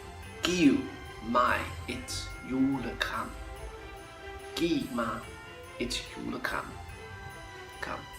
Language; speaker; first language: Danish; non-native, fluent; English